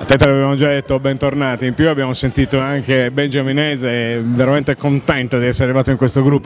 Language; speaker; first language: Italian; native; Italian